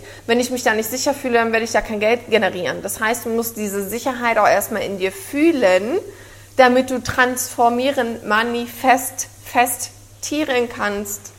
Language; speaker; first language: German; native; German